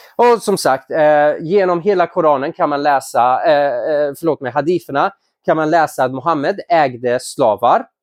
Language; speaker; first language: Swedish; non-native, fluent; Persian